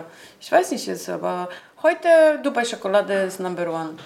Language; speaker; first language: German; non-native, fluent; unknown